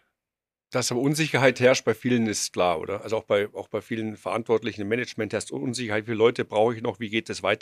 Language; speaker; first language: German; native; German